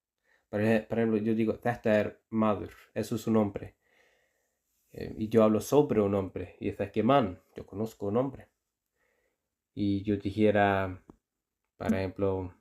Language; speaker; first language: Spanish; non-native, fluent; Icelandic